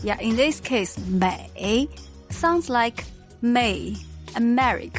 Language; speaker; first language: English; non-native, fluent; Chinese